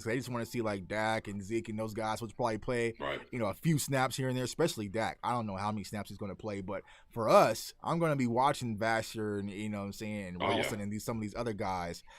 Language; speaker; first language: English; native; English